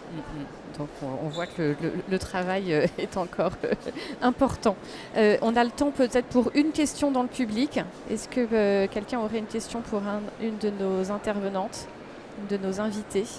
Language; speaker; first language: French; native; French